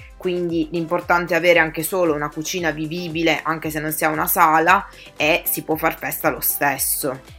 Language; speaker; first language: Italian; native; Italian